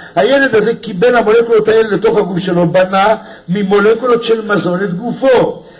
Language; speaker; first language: Hebrew; native; Hebrew